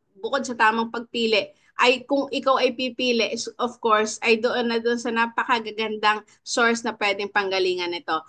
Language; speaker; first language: Filipino; native; Filipino